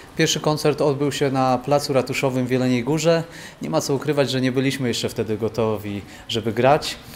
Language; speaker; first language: Polish; native; Polish